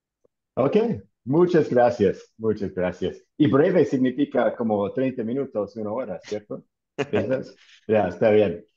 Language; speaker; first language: Spanish; non-native, fluent; English